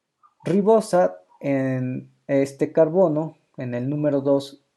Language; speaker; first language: Spanish; native; Spanish